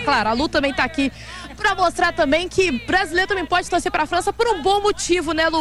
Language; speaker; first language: Portuguese; native; Portuguese